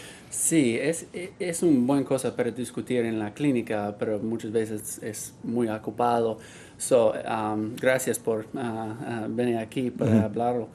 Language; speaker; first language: Spanish; non-native, learner; English